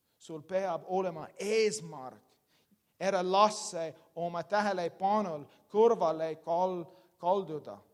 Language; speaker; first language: Estonian; non-native, learner; English